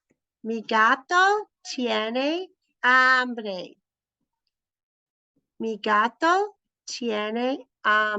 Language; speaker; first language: Spanish; non-native, fluent; English